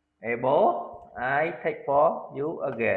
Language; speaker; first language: English; non-native, learner; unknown